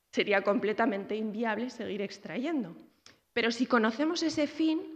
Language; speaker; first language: Spanish; native; Spanish